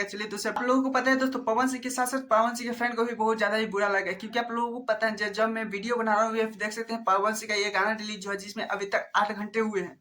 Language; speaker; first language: Hindi; non-native, local second language; Bhojpuri